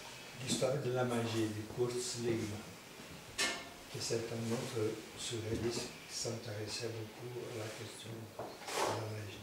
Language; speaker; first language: French; non-native, fluent; Portuguese